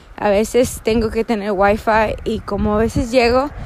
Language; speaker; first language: Spanish; native; Spanish